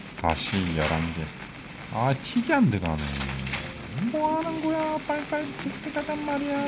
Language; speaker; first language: Korean; native; Korean